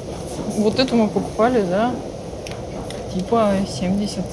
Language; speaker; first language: Russian; native; Russian